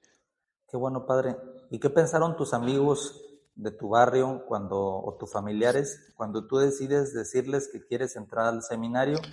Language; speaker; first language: Spanish; native; Spanish